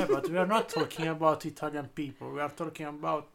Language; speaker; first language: English; non-native, learner; Italian